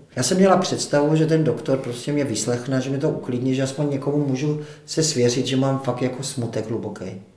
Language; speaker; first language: Czech; native; Czech